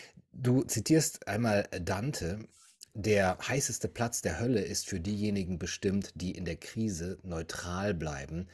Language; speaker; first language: German; native; German